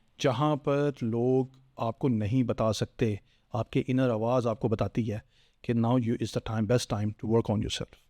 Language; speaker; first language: Urdu; native; Urdu